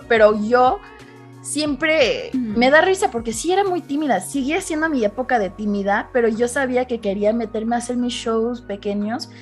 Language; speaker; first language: Spanish; early bilingual, heritage; Spanish